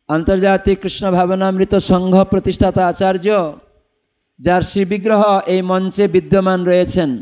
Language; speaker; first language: Bangla; non-native, fluent; Odia